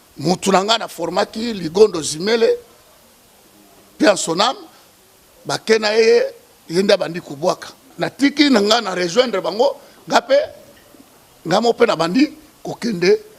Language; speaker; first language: Lingala; native; Lingala